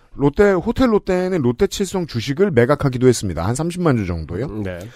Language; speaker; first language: Korean; native; Korean